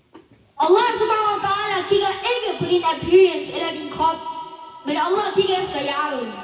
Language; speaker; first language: Danish; non-native, learner; Malay